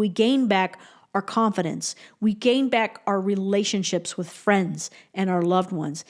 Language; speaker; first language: English; native; English